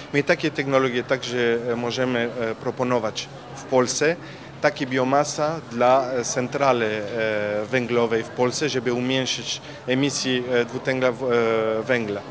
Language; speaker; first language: Polish; non-native, learner; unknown